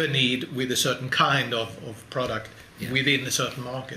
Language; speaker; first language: English; non-native, fluent; Swedish